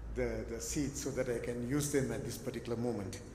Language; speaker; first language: English; non-native, local second language; Sinhala